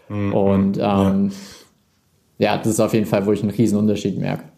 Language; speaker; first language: German; native; German